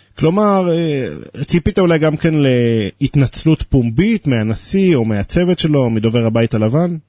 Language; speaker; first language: Hebrew; native; Hebrew